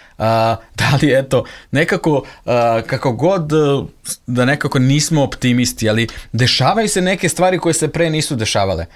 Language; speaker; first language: Serbian; native; Serbian